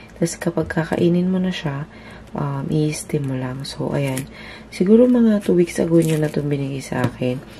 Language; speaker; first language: Filipino; native; Filipino